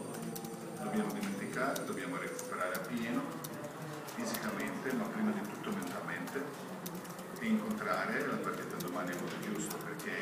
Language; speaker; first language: Italian; non-native, fluent; Croatian